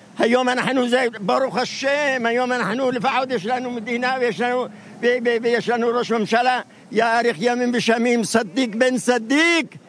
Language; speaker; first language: Hebrew; non-native, fluent; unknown